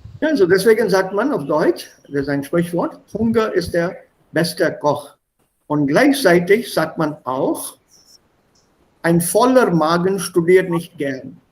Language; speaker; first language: German; non-native, fluent; Hindi